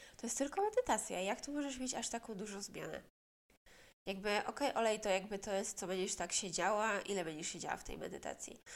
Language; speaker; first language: Polish; native; Polish